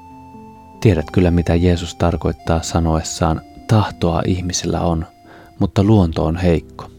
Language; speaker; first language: Finnish; native; Finnish